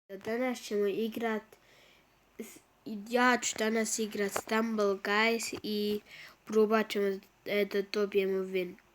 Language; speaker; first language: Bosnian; early bilingual, heritage; Bosnian